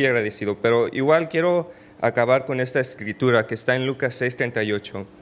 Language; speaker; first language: Spanish; early bilingual, heritage; Spanish